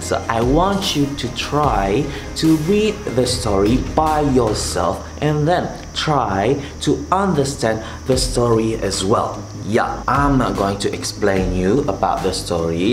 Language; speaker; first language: English; non-native, local second language; Malay